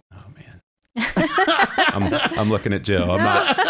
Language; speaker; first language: English; native; English